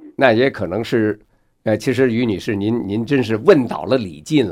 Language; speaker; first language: Chinese; native; Chinese